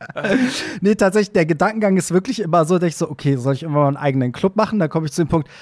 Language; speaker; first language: German; native; German